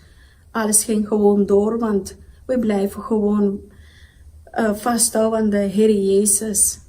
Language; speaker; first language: Dutch; non-native, local second language; Papiamento